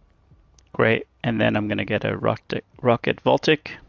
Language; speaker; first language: English; native; English